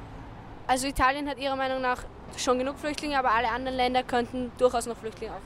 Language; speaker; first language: German; native; German